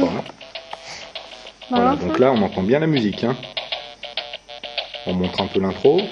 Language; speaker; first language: French; native; French